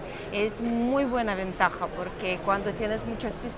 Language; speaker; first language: Spanish; non-native, fluent; Russian